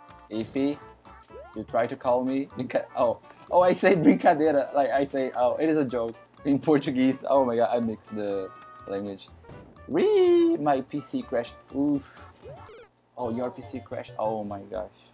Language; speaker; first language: English; non-native, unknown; Portuguese